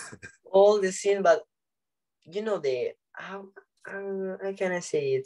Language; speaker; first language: English; non-native, learner; Italian